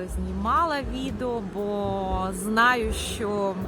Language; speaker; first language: Ukrainian; native; Ukrainian